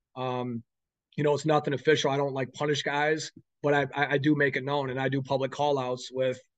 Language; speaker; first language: English; native; English